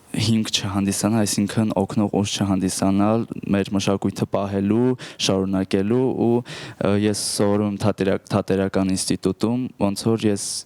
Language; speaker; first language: Armenian; native; Armenian